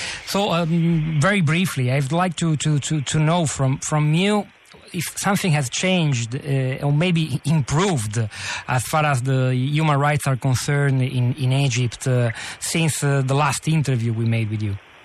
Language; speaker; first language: English; non-native, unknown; Italian